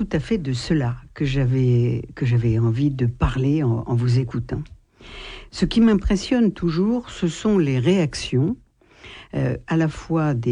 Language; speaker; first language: French; native; French